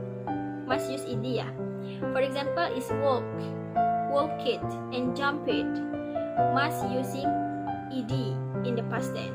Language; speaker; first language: English; non-native, learner; Indonesian